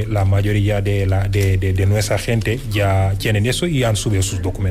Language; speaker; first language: Spanish; non-native, fluent; Wolof